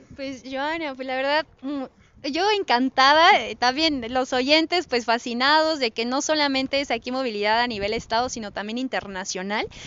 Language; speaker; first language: Spanish; native; Spanish